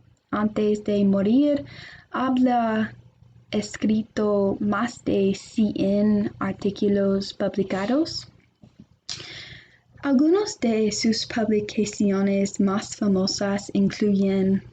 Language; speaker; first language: Spanish; non-native, learner; English